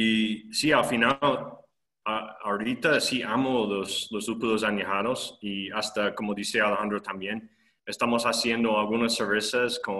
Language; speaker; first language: Spanish; non-native, fluent; English